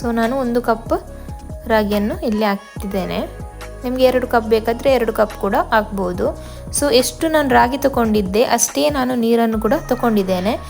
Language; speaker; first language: Kannada; non-native, local second language; Tulu